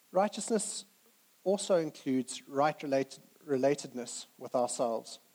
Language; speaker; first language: English; native; English